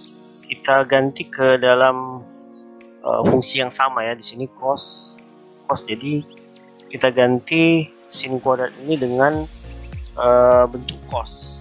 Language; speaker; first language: Indonesian; native; Indonesian